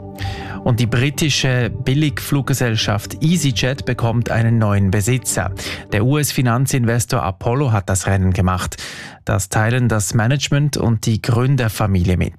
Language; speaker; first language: German; native; German